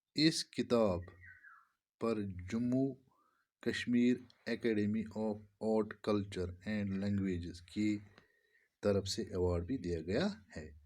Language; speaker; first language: Urdu; non-native, local second language; Kashmiri